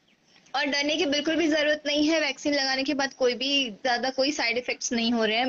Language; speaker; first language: Hindi; native; Hindi